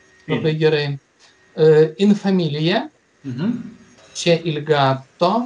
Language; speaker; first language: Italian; non-native, learner; Lithuanian